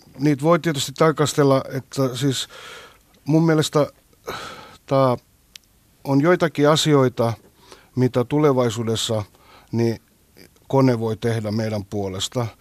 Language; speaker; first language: Finnish; non-native, fluent; Greek